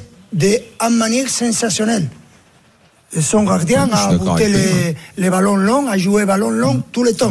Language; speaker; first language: French; non-native, learner; Spanish